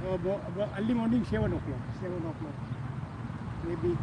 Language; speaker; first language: English; non-native, learner; Gujarati